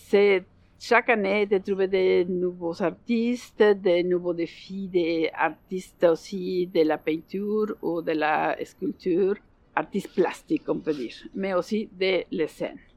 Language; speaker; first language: French; non-native, learner; Spanish